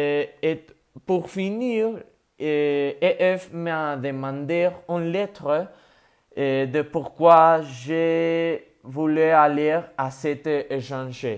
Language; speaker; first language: French; non-native, learner; Spanish